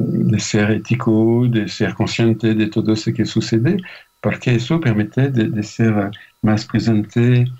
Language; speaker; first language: Spanish; non-native, fluent; French